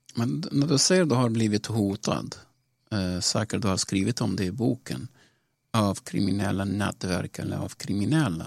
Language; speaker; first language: Swedish; non-native, fluent; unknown